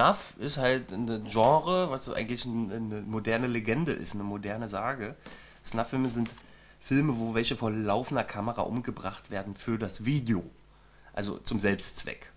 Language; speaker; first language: German; native; German